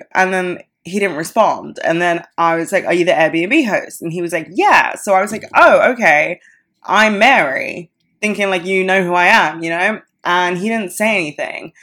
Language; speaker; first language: English; native; English